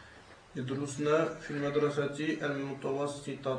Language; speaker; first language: Arabic; non-native, learner; French